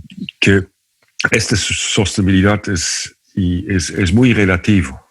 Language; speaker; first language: Spanish; non-native, fluent; Dutch